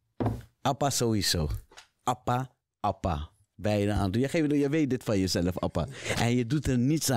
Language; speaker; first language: Dutch; native; Dutch